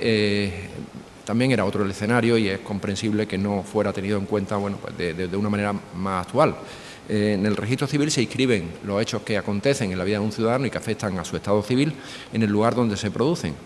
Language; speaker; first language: Spanish; native; Spanish